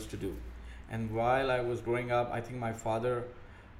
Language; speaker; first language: English; non-native, local second language; Urdu